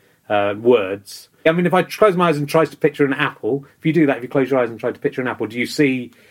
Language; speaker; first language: English; native; English